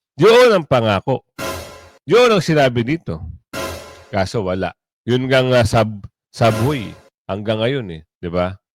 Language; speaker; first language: Filipino; non-native, local second language; Cebuano